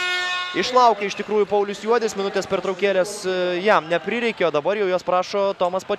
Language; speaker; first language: Lithuanian; native; Lithuanian